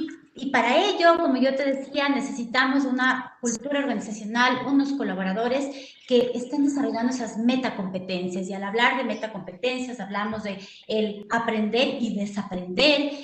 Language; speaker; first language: Spanish; native; Spanish